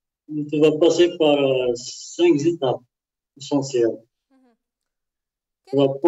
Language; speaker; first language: French; non-native, local second language; Arabic